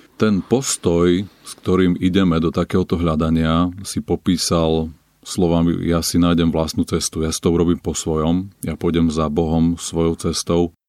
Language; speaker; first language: Slovak; native; Slovak